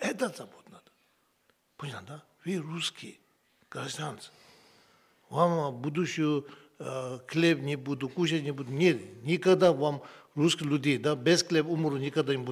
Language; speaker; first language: Russian; non-native, learner; Tibetan